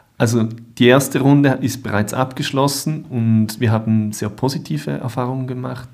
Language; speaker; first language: German; native; German